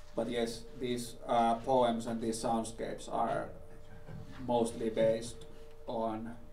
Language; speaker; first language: English; non-native, fluent; Finnish